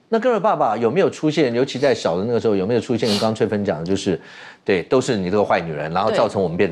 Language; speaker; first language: Chinese; native; Chinese